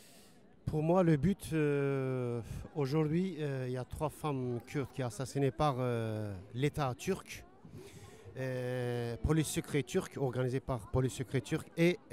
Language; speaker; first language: French; non-native, learner; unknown